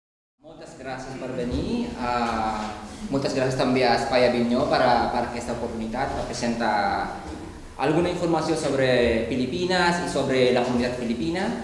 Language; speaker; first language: Spanish; non-native, fluent; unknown